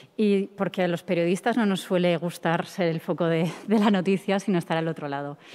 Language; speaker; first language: Spanish; native; Spanish